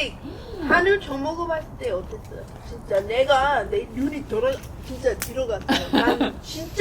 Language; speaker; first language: Korean; non-native, learner; English